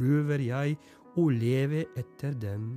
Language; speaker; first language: Norwegian; non-native, fluent; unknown